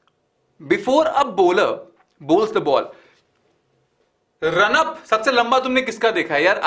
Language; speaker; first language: English; non-native, local second language; Hindi